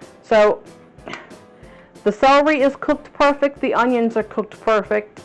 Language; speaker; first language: English; native; English